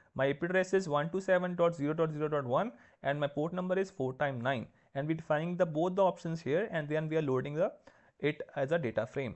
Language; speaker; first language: English; non-native, local second language; Punjabi